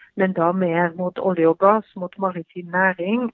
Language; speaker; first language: Norwegian; non-native, fluent; Dutch